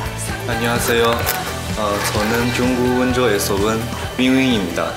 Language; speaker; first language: Korean; non-native, learner; Chinese